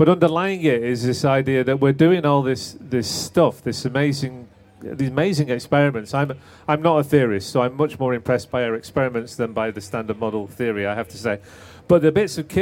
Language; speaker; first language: English; native; English